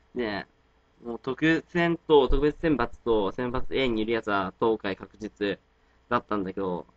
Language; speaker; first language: Japanese; native; Japanese